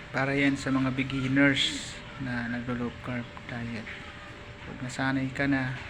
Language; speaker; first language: Filipino; non-native, local second language; Bikol